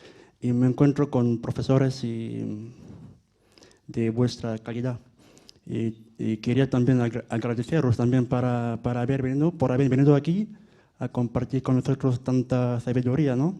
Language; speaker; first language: Spanish; early bilingual, heritage; Spanish